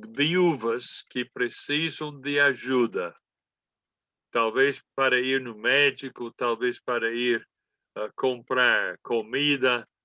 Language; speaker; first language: Portuguese; non-native, fluent; English